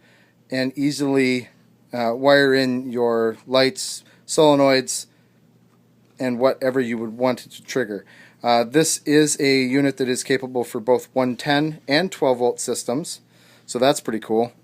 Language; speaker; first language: English; native; English